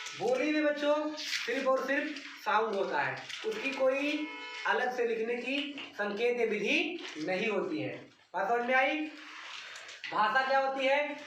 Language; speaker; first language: Hindi; native; Hindi